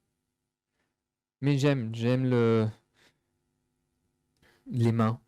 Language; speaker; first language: French; non-native, fluent; English